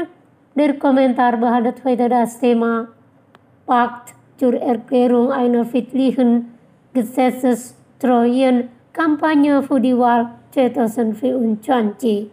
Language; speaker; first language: German; non-native, fluent; Indonesian